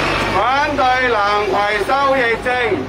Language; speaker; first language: Chinese; native; Chinese